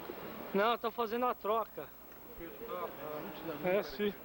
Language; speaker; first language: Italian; non-native, learner; Portuguese